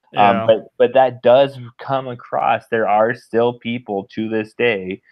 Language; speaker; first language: English; native; English